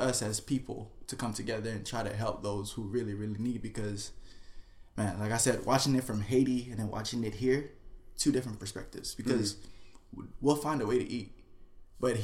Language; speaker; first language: English; non-native, fluent; Haitian Creole